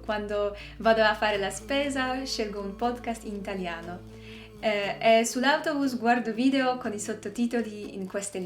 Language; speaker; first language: Italian; non-native, learner; Polish